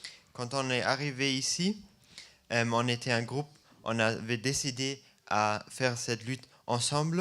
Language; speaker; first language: French; non-native, fluent; German